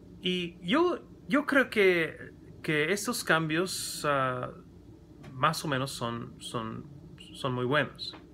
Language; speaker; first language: Spanish; non-native, learner; English